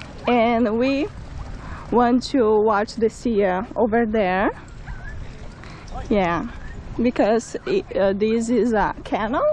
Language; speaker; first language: English; non-native, learner; Portuguese